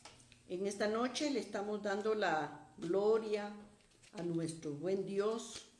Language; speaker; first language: Spanish; native; Spanish